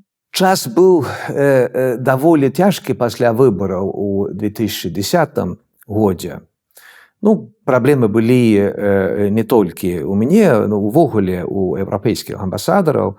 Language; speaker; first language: Russian; non-native, fluent; Swedish